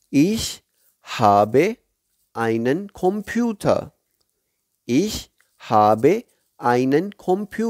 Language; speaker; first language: German; non-native, learner; Hindi